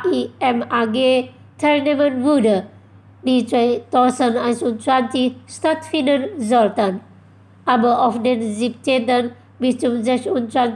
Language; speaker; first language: German; non-native, fluent; Indonesian